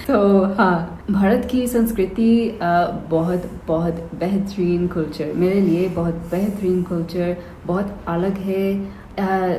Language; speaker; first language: Hindi; non-native, learner; English